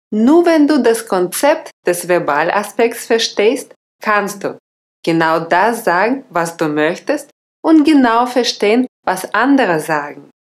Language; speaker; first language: German; non-native, fluent; Russian